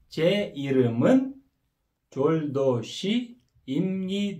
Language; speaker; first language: Korean; non-native, learner; Kyrgyz